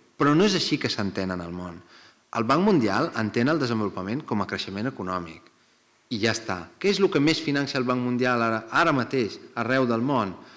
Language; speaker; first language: Catalan; non-native, fluent; Italian